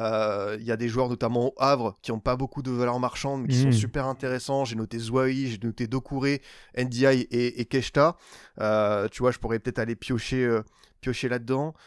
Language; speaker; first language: French; native; French